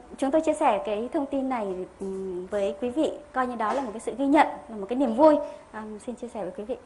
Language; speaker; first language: Vietnamese; native; Vietnamese